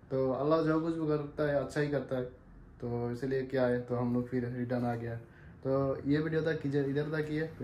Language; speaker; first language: Hindi; non-native, learner; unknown